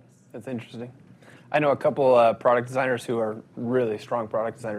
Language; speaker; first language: English; native; English